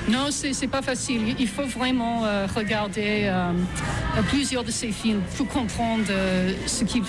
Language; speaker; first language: French; non-native, fluent; English